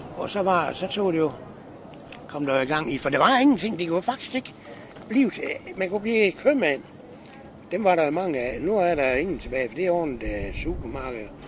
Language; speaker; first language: Danish; native; Danish